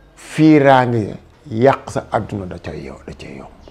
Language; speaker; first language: French; non-native, local second language; Wolof